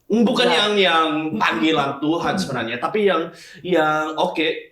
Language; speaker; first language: Indonesian; non-native, fluent; English